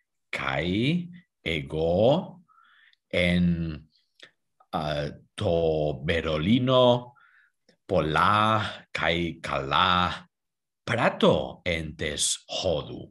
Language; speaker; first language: Greek; non-native, learner; German